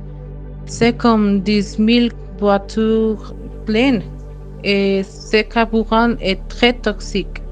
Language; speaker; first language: French; non-native, fluent; Spanish